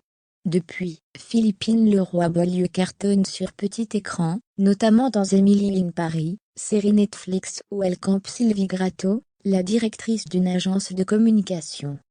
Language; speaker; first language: French; native; French